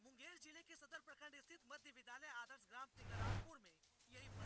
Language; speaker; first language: Hindi; native; Hindi